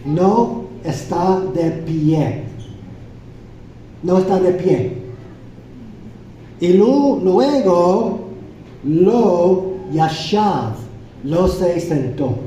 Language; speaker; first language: Spanish; non-native, fluent; English